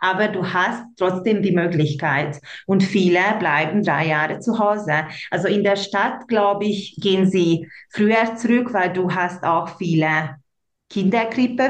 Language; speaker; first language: German; non-native, local second language; Hungarian